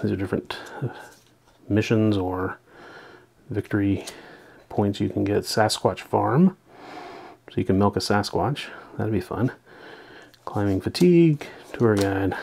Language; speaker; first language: English; native; English